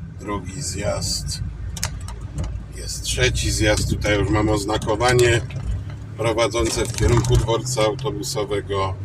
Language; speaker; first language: Polish; native; Polish